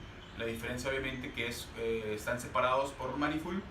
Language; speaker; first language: Spanish; native; Spanish